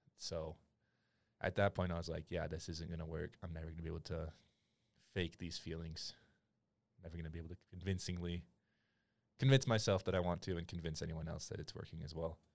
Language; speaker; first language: English; native; English